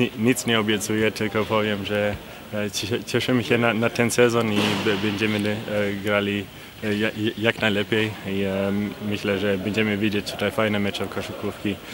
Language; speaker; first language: Polish; early bilingual, heritage; Polish